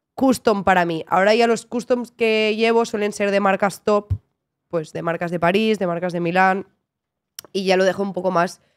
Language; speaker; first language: Spanish; native; Spanish